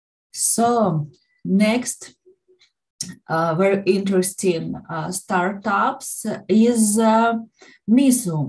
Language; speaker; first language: English; non-native, learner; Ukrainian